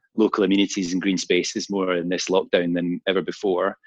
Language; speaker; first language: English; native; English